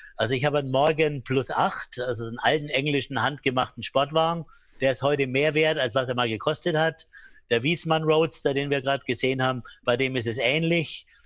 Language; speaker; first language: German; native; German